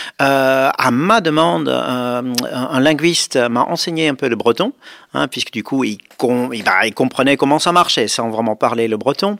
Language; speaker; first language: French; non-native, fluent; Dutch